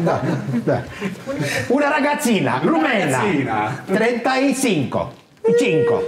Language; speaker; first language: Italian; non-native, learner; Romanian